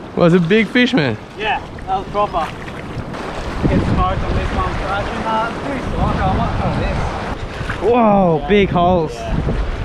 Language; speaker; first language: English; native; English